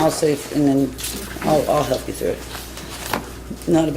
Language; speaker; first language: English; native; English